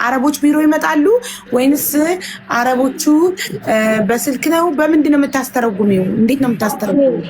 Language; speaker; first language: Amharic; native; Amharic